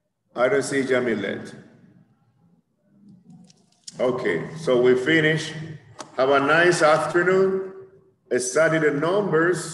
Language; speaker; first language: English; non-native, fluent; Spanish